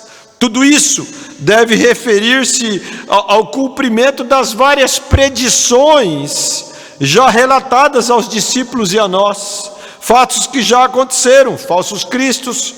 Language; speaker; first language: Portuguese; native; Portuguese